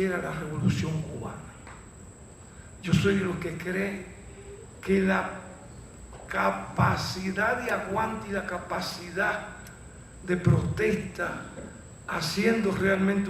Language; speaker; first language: Spanish; native; Spanish